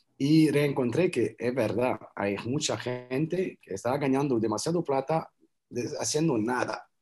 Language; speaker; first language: Spanish; non-native, learner; French